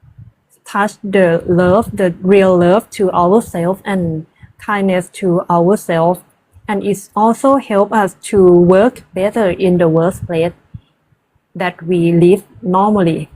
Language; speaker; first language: English; non-native, learner; Thai